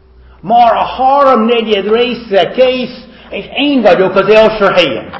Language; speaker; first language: Hungarian; non-native, fluent; English